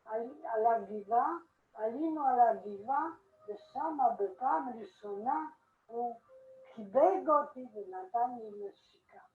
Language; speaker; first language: Hebrew; non-native, fluent; Polish